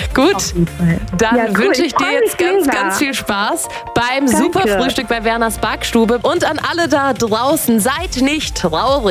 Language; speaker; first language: German; native; German